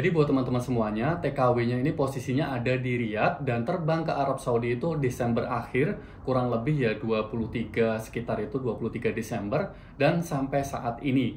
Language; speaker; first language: Indonesian; native; Indonesian